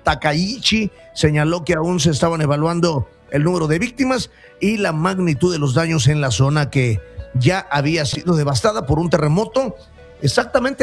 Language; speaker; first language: Spanish; native; Spanish